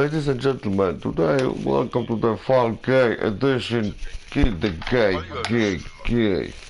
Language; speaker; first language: English; non-native, learner; Polish